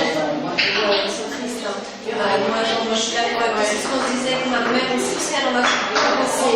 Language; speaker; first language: French; native; French